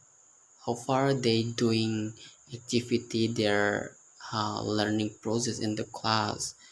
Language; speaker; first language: English; non-native, learner; Indonesian